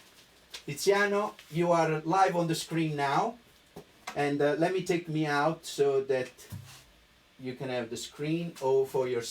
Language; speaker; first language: English; non-native, fluent; Italian